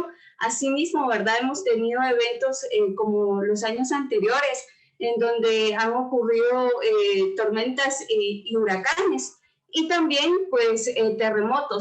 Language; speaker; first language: Spanish; native; Spanish